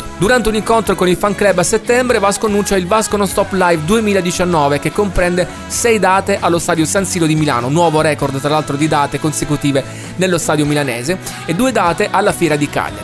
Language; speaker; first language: Italian; native; Italian